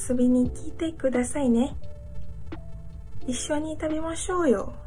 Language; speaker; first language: Japanese; non-native, learner; Malay